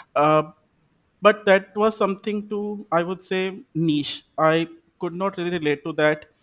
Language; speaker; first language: English; non-native, local second language; Punjabi